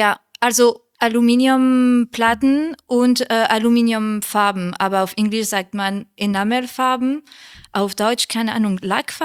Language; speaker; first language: German; non-native, learner; French